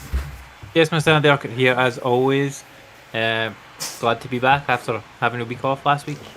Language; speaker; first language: English; native; English